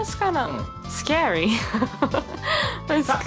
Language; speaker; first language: English; non-native, fluent; Japanese